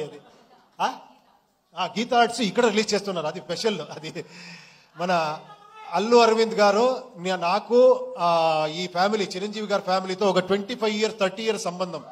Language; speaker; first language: Telugu; non-native, local second language; Kannada